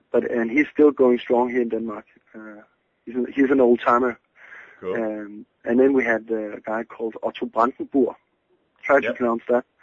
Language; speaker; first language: English; non-native, fluent; Danish